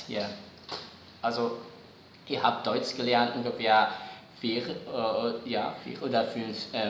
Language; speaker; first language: German; non-native, learner; Javanese